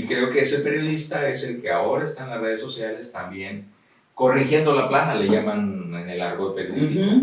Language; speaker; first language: Spanish; native; Spanish